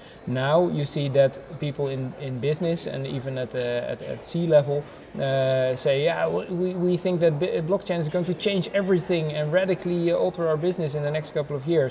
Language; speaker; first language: English; non-native, fluent; Dutch